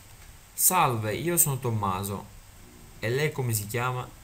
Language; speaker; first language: Italian; non-native, fluent; Russian